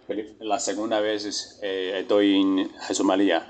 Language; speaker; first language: Spanish; non-native, learner; Chinese